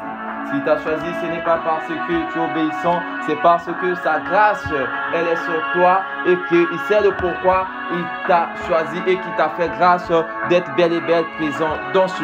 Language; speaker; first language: French; non-native, local second language; Swahili